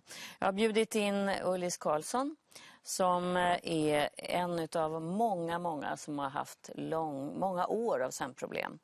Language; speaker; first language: Swedish; native; Swedish